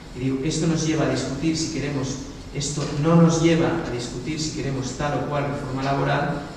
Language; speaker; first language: Spanish; non-native, local second language; Catalan